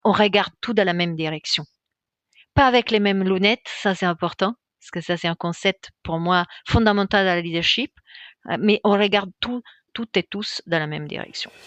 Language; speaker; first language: French; non-native, fluent; Italian